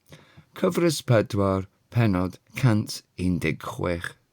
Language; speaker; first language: Welsh; non-native, fluent; English